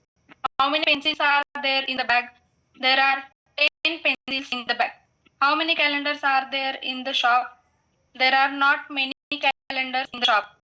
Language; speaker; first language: English; non-native, learner; Marathi